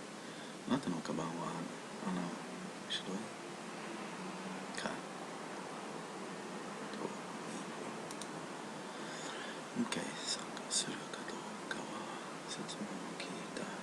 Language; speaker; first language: Japanese; non-native, learner; English